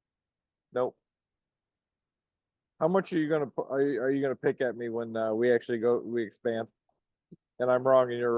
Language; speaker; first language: English; native; English